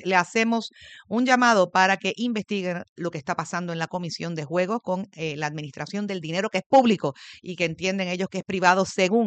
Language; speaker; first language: Spanish; native; Spanish